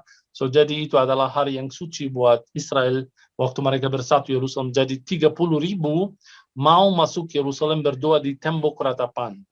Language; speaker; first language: Indonesian; non-native, fluent; Arabic